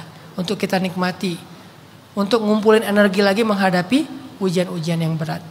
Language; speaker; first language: Indonesian; native; Indonesian